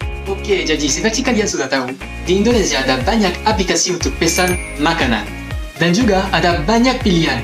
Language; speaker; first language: Indonesian; non-native, fluent; French